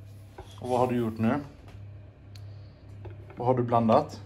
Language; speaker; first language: Swedish; native; Swedish